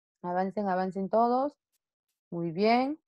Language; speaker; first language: Spanish; native; Spanish